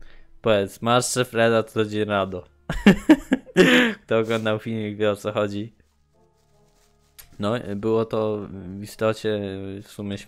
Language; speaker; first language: Polish; native; Polish